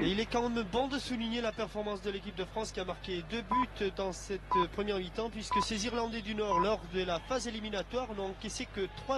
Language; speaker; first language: French; native; French